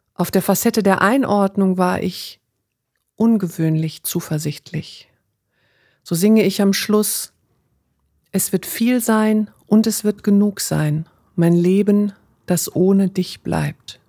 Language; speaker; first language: German; native; German